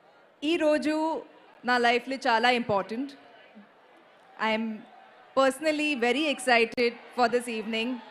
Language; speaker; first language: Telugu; non-native, learner; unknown